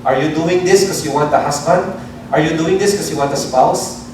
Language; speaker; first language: English; non-native, local second language; Filipino